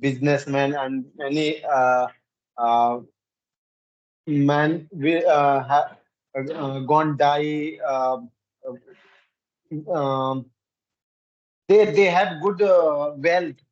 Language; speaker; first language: English; non-native, learner; Hindi